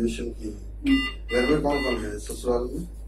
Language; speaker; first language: Hindi; native; Hindi